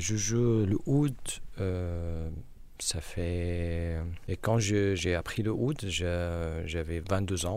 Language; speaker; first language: French; non-native, learner; Arabic